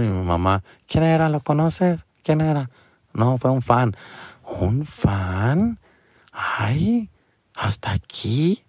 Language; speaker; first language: Spanish; early bilingual, heritage; Spanish